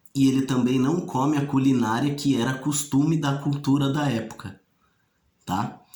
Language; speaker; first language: Portuguese; native; Portuguese